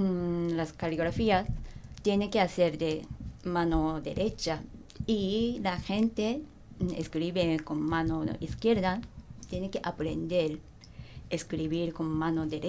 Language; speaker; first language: Spanish; non-native, learner; Japanese